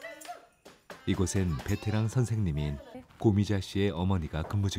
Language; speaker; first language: Korean; native; Korean